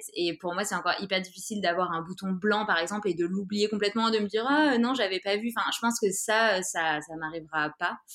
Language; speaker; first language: French; native; French